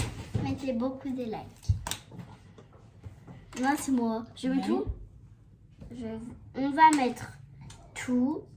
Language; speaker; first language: French; native; French